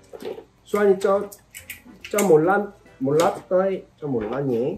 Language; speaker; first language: Vietnamese; non-native, learner; Korean